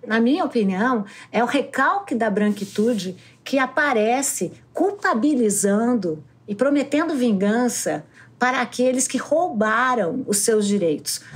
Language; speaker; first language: Portuguese; native; Portuguese